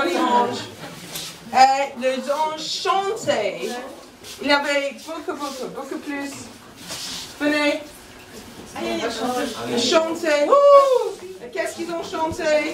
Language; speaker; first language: French; non-native, fluent; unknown